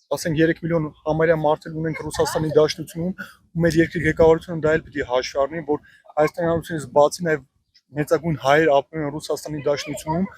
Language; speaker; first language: Armenian; native; Armenian